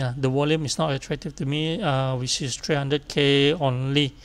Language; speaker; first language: English; non-native, local second language; Chinese